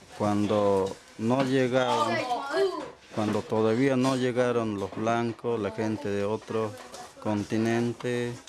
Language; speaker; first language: Spanish; non-native, local second language; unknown